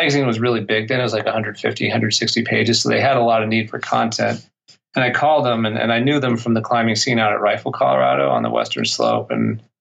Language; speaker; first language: English; native; English